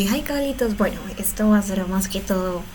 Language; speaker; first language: Spanish; native; Spanish